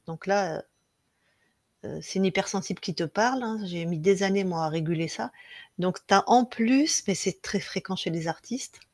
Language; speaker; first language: French; native; French